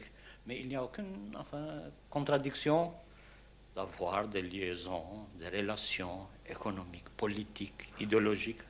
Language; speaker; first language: French; non-native, fluent; Albanian